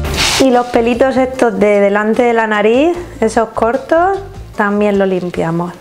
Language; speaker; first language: Spanish; native; Spanish